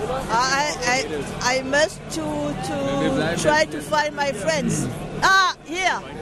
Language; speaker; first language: English; non-native, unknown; French